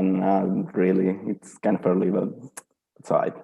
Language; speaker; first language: English; non-native, fluent; Spanish